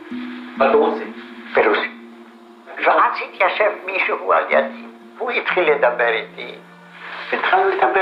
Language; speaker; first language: Hebrew; non-native, fluent; Polish